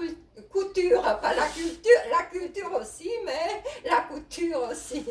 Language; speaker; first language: French; non-native, fluent; Romanian